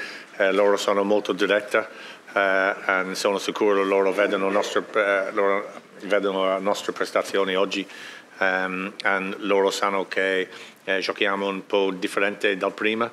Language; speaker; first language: Italian; non-native, learner; English